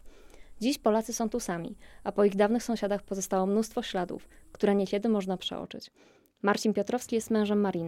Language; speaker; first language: Polish; native; Polish